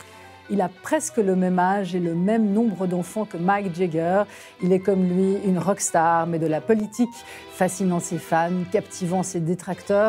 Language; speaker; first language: French; native; French